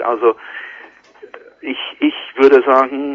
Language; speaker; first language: German; non-native, learner; English